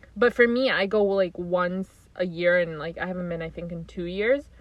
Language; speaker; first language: English; native; English